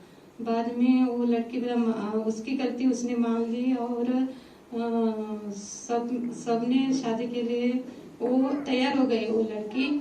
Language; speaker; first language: Hindi; non-native, local second language; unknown